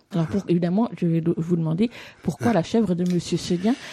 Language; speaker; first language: French; native; French